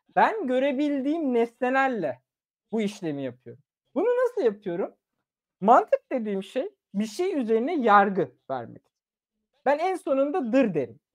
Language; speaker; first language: Turkish; early bilingual, other home language; German